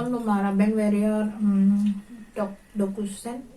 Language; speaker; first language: Turkish; non-native, learner; Indonesian